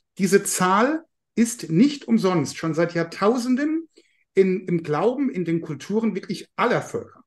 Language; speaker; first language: German; native; German